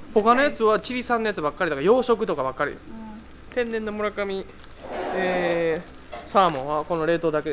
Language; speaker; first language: Japanese; native; Japanese